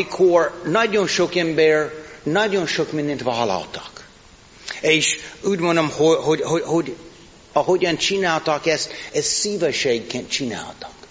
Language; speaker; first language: Hungarian; non-native, fluent; English